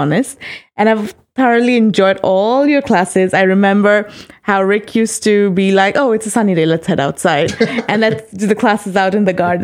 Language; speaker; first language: English; non-native, local second language; Bangla